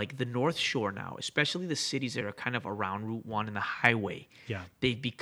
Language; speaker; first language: English; native; English